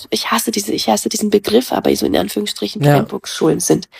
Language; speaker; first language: German; early bilingual, other home language; Russian